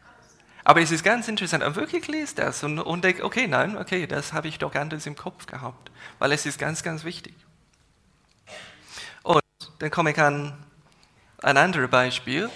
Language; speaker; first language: German; non-native, fluent; English